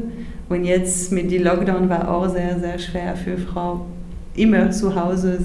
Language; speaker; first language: German; non-native, learner; French